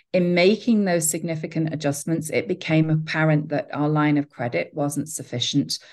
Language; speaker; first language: English; native; English